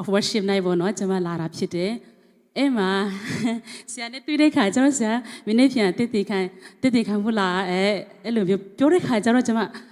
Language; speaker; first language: Burmese; non-native, learner; Mizo